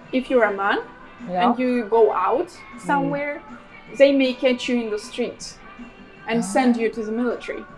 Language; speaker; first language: English; non-native, fluent; Ukrainian